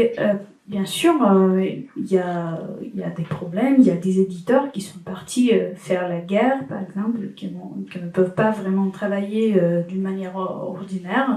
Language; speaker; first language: French; non-native, fluent; Ukrainian